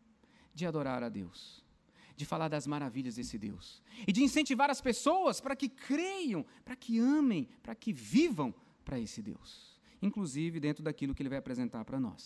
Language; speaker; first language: Portuguese; native; Portuguese